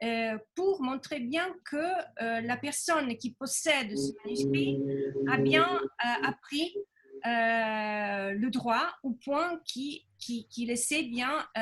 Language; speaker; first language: French; non-native, fluent; Italian